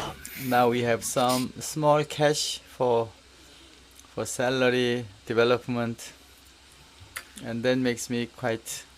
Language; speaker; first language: English; non-native, learner; Korean